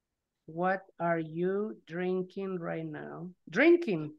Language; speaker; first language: English; non-native, fluent; Spanish